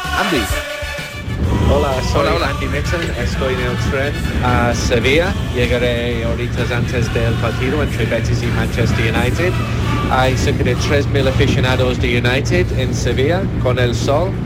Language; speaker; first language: Spanish; non-native, learner; English